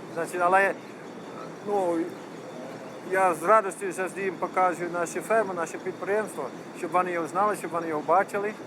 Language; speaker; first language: Ukrainian; non-native, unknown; Dutch